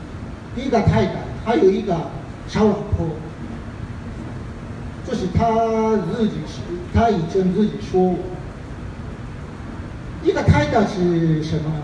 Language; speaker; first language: Chinese; non-native, fluent; Japanese